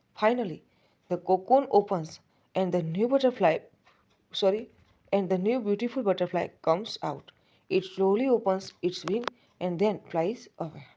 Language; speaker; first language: English; non-native, local second language; Gujarati